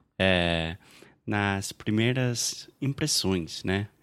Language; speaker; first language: Portuguese; non-native, fluent; English